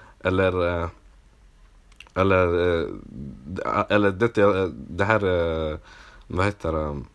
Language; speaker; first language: Swedish; non-native, local second language; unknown